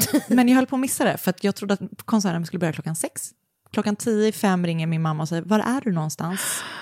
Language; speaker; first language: Swedish; native; Swedish